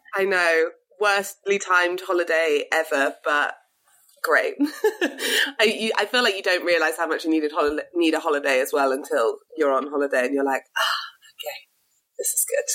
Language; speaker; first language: English; native; English